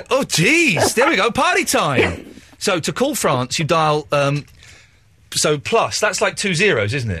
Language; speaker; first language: English; native; English